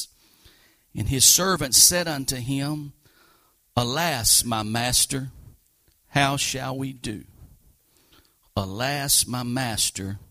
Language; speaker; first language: English; native; English